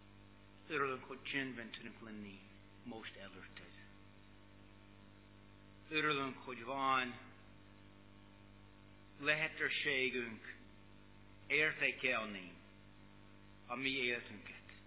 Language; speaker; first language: Hungarian; non-native, learner; English